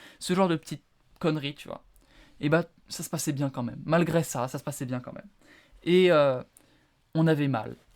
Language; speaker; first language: French; native; French